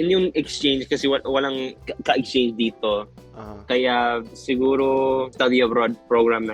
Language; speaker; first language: Filipino; non-native, fluent; Spanish